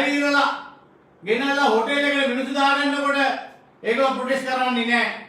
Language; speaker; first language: Sinhala; non-native, local second language; Tamil